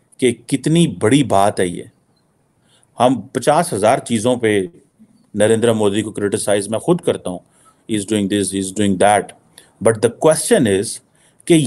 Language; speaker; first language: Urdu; native; Urdu